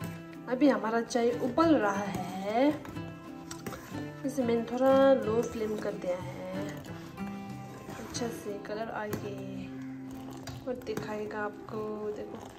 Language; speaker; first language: Hindi; non-native, local second language; Tibetan